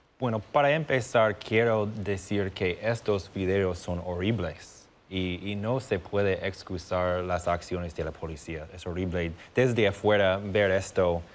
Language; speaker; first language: Spanish; non-native, fluent; English